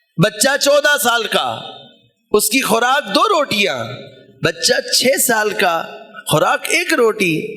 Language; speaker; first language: Urdu; non-native, local second language; Punjabi